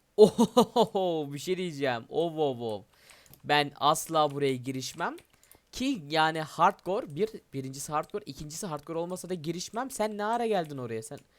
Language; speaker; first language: Turkish; native; Turkish